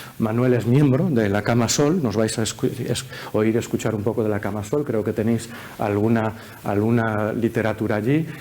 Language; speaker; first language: Spanish; early bilingual, heritage; Spanish